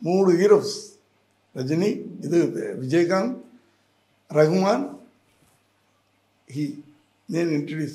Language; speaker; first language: Telugu; non-native, learner; Tamil